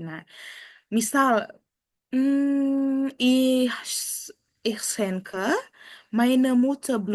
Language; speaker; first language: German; non-native, learner; Indonesian